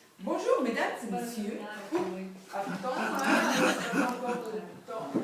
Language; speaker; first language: French; non-native, fluent; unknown